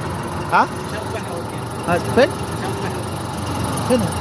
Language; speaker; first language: Arabic; non-native, learner; Filipino